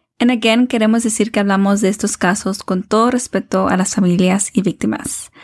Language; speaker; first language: Spanish; early bilingual, heritage; Spanish